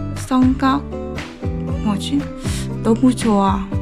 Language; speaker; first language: Korean; non-native, learner; Vietnamese